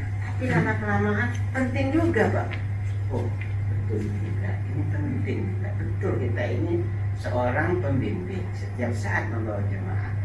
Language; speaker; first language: Indonesian; native; Indonesian